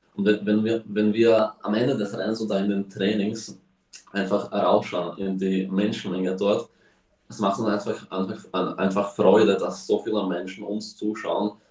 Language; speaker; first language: German; early bilingual, heritage; Slovak